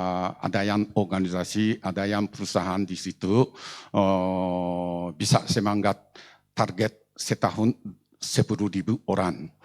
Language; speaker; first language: Indonesian; non-native, learner; Japanese